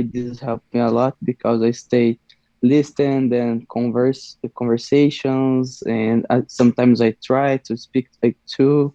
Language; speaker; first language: English; non-native, learner; Portuguese